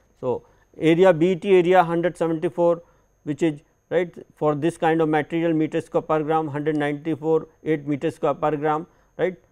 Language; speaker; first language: English; non-native, local second language; Hindi